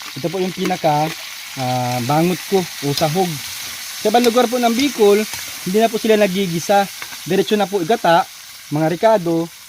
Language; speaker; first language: Filipino; non-native, local second language; Bikol